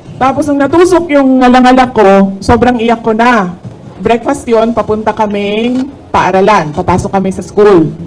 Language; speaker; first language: Filipino; non-native, local second language; Cebuano